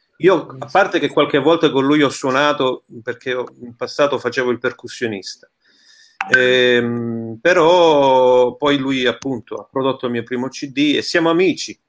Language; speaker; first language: Italian; early bilingual, heritage; Italian